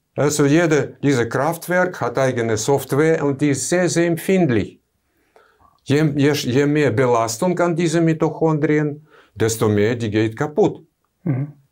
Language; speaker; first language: German; non-native, fluent; Russian